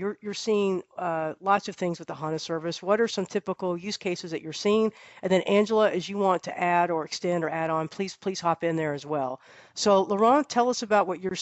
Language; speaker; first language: English; native; English